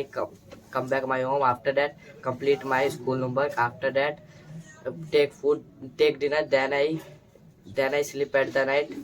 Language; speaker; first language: English; non-native, learner; Hindi